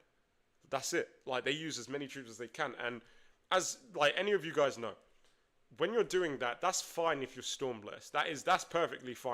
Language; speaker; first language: English; native; English